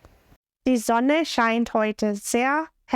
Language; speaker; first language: German; non-native, fluent; English